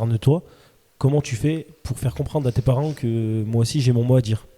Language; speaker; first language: French; native; French